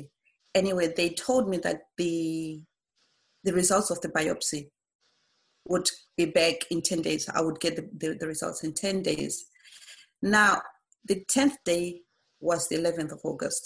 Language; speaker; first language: English; non-native, local second language; Shona